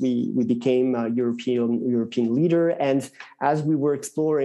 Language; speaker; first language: English; non-native, fluent; French